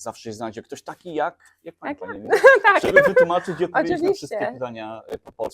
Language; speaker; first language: Polish; native; Polish